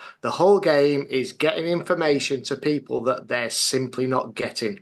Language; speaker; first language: English; native; English